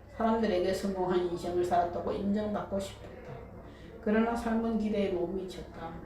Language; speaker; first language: Korean; early bilingual, heritage; Korean